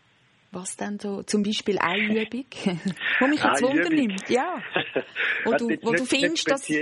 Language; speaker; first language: German; native; German